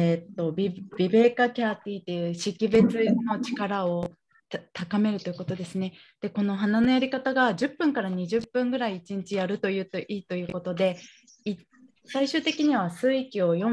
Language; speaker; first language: Japanese; native; Japanese